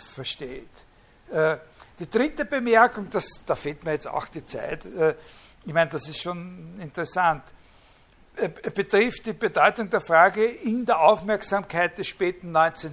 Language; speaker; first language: German; native; German